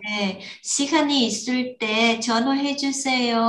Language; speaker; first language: Korean; non-native, learner; Vietnamese